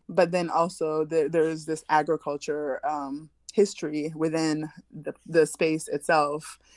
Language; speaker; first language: English; early bilingual, other home language; French